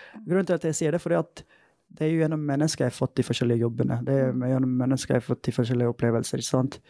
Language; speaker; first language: Norwegian; non-native, fluent; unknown